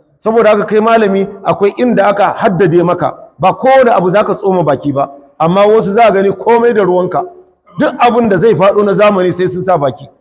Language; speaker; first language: Hausa; non-native, local second language; Kanuri